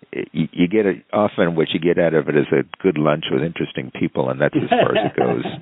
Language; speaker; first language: English; native; English